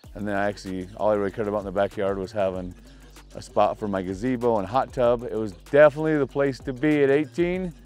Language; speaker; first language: English; native; English